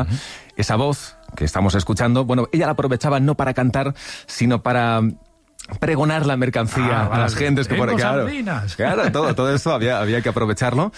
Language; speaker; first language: Spanish; native; Spanish